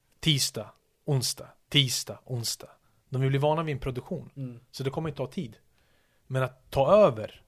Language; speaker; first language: Swedish; early bilingual, other home language; Serbian